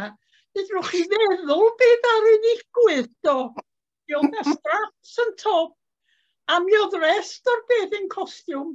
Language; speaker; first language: Welsh; native; Welsh